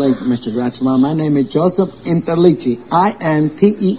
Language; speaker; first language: English; non-native, fluent; Italian